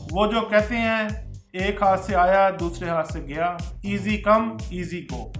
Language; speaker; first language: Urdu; non-native, local second language; Punjabi